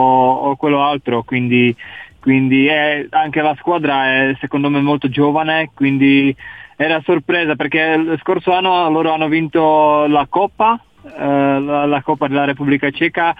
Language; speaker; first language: Italian; non-native, learner; Czech